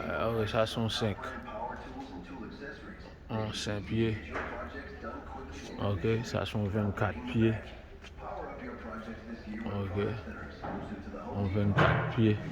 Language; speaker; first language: French; non-native, learner; Haitian Creole